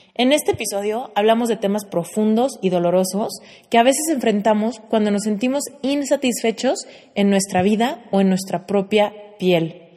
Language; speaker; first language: Spanish; native; Spanish